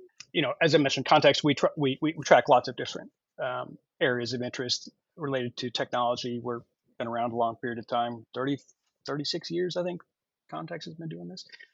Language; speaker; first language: English; native; English